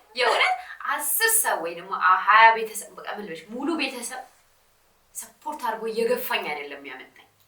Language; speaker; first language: Amharic; non-native, local second language; Sebat Bet Gurage